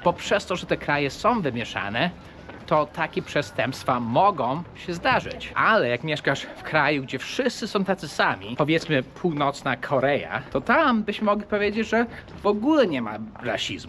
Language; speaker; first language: Polish; early bilingual, heritage; English